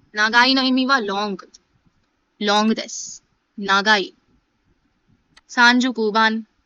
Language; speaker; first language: Japanese; non-native, fluent; Hindi